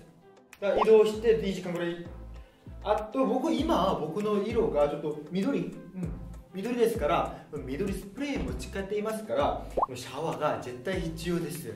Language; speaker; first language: Japanese; non-native, fluent; Korean